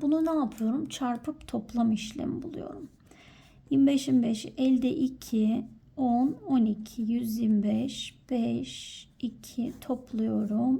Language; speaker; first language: Turkish; native; Turkish